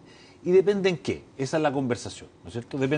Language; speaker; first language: Spanish; native; Spanish